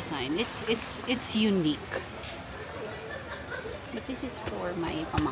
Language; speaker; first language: English; non-native, local second language; Filipino